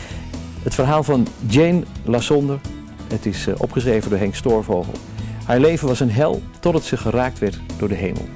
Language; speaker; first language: Dutch; native; Dutch